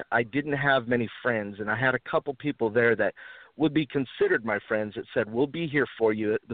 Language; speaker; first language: English; early bilingual, other home language; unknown